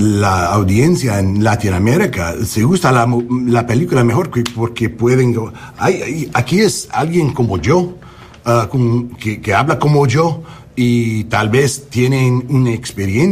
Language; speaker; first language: Spanish; non-native, learner; English